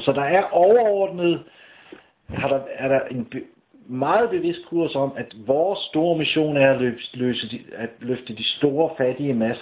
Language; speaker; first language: Danish; native; Danish